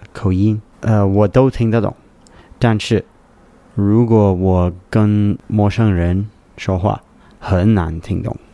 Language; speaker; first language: Chinese; non-native, learner; English